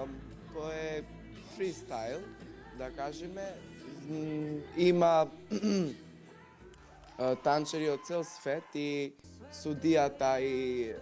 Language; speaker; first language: Macedonian; non-native, local second language; Albanian